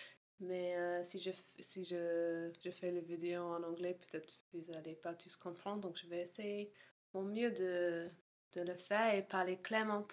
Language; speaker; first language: French; non-native, fluent; English